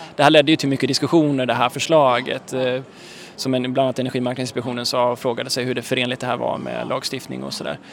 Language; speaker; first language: Swedish; native; Swedish